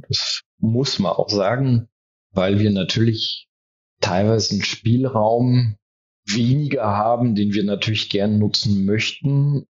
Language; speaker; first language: German; early bilingual, heritage; French